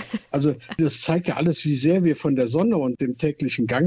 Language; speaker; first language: German; native; German